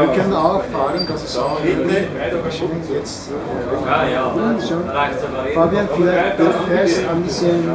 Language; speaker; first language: German; non-native, learner; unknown